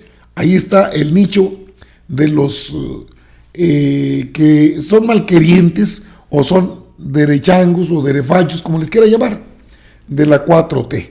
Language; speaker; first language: Spanish; native; Spanish